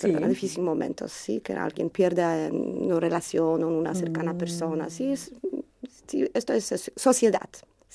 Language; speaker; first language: Spanish; non-native, learner; Polish